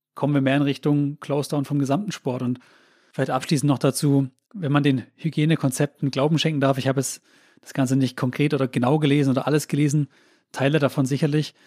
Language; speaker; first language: German; native; German